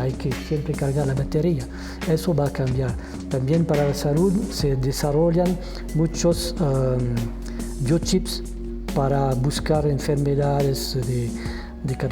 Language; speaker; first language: Spanish; non-native, fluent; French